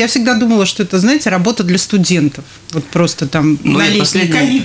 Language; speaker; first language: Russian; native; Russian